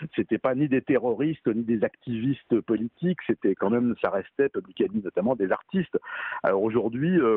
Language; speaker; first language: French; native; French